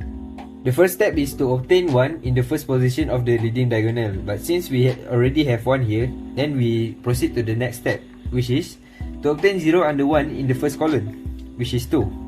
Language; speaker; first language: English; non-native, local second language; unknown